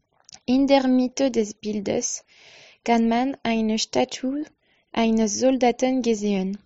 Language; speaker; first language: German; non-native, learner; French